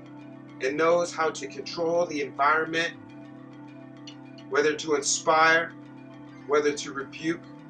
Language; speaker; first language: English; native; English